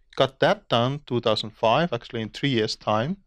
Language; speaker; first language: English; non-native, fluent; Finnish